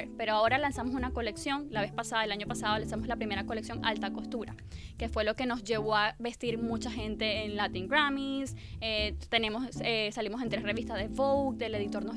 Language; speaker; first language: Spanish; native; Spanish